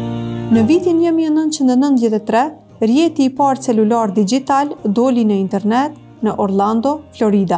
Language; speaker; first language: Albanian; native; Albanian